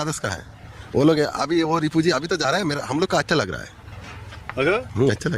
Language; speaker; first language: Hindi; non-native, local second language; Bangla